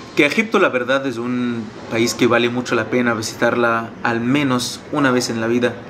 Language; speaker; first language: Spanish; non-native, fluent; Arabic